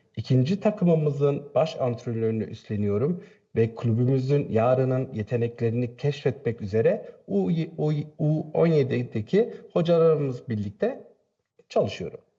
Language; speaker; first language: Turkish; native; Turkish